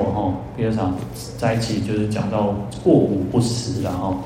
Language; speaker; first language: Chinese; native; Chinese